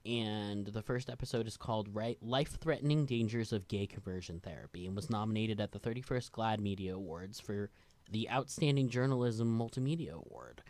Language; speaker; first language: English; native; English